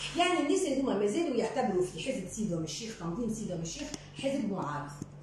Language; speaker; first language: French; non-native, local second language; Arabic